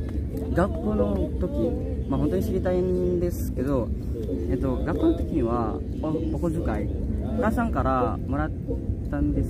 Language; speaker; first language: Japanese; non-native, learner; Indonesian